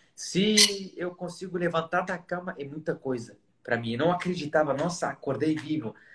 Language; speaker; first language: Portuguese; non-native, fluent; Arabic